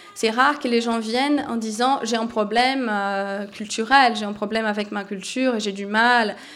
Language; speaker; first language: French; non-native, fluent; Portuguese